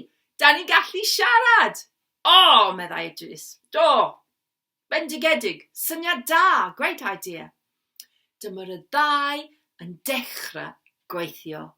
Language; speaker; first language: Welsh; non-native, learner; English